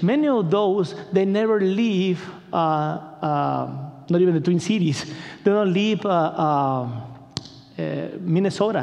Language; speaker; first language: English; non-native, learner; Spanish